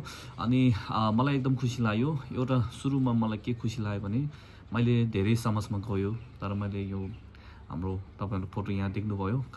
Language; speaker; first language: Nepali; non-native, local second language; Tibetan